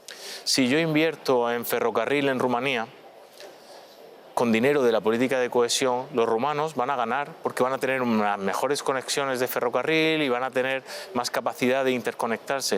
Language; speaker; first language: Spanish; native; Spanish